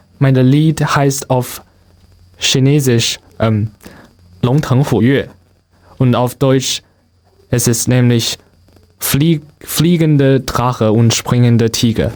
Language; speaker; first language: German; non-native, learner; Chinese